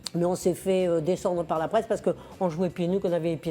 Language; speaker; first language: French; native; French